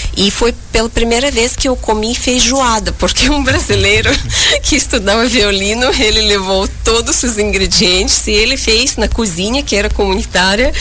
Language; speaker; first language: Portuguese; non-native, fluent; Russian